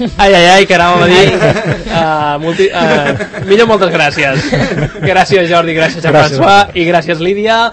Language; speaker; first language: Catalan; native; Catalan